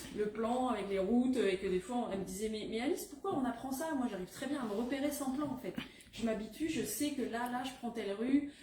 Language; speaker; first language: French; native; French